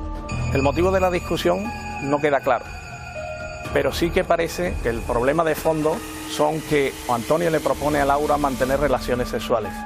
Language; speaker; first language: Spanish; native; Spanish